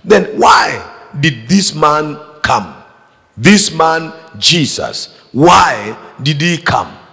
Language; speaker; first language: English; non-native, local second language; Swahili